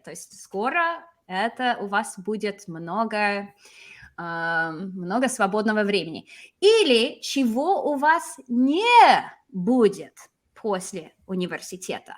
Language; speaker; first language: Russian; non-native, fluent; English